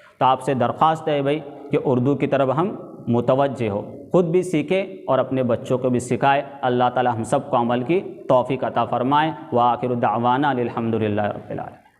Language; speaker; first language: Urdu; native; Urdu